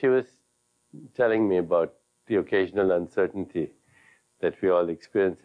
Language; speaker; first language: English; non-native, local second language; Hindi